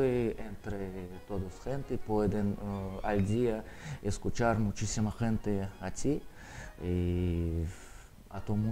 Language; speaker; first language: Spanish; non-native, learner; Russian